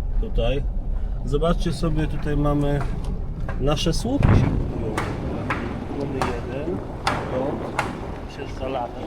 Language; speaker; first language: Polish; native; Polish